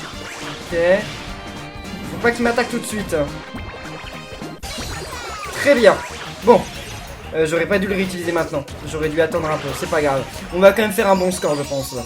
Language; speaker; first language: French; native; French